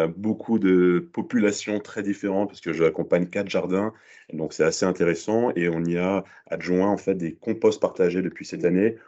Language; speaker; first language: French; native; French